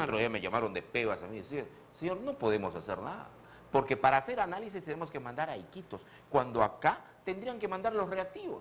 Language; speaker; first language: Spanish; native; Spanish